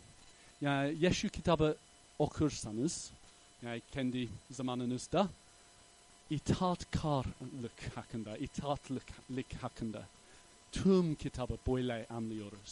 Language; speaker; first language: Turkish; non-native, fluent; English